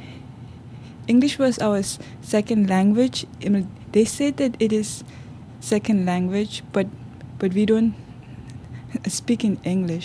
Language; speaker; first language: English; non-native, local second language; Tibetan